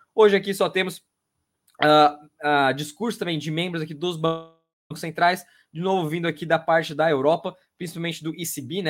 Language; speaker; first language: Portuguese; native; Portuguese